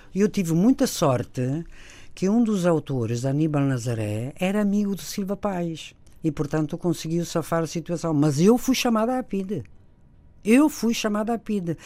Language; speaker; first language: Portuguese; non-native, fluent; Italian